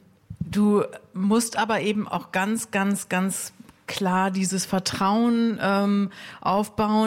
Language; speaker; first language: German; native; German